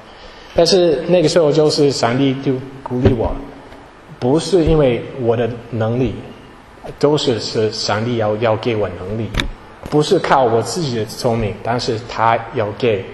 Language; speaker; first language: Chinese; non-native, fluent; English